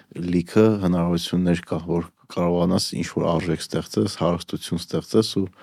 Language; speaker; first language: Armenian; native; Armenian